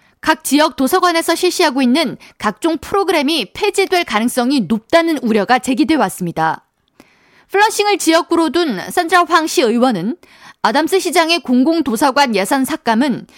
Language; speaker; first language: Korean; native; Korean